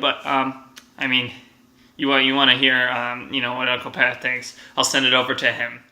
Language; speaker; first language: English; native; English